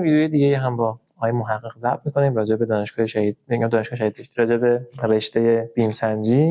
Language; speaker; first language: Persian; native; Persian